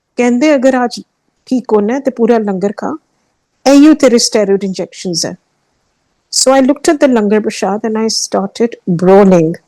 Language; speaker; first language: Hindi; early bilingual, heritage; Hindi